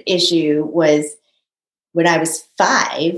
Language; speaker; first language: English; early bilingual, other home language; Japanese